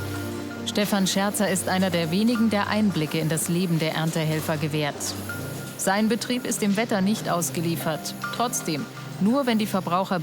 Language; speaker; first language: German; native; German